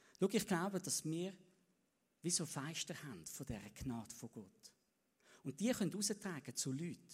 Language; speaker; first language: German; native; German